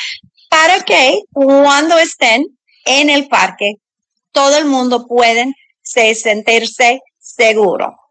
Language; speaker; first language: Spanish; non-native, learner; English